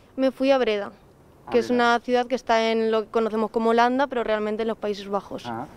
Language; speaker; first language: Spanish; native; Spanish